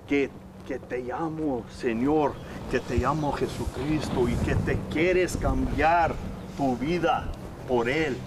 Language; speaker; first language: Spanish; early bilingual, heritage; English